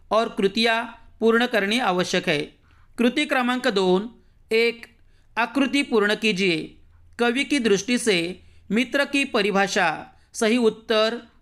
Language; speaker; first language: Hindi; non-native, local second language; Marathi